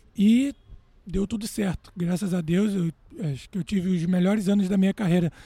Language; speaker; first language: Portuguese; native; Portuguese